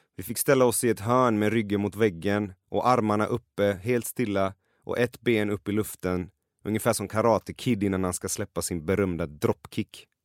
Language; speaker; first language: Swedish; early bilingual, other home language; Persian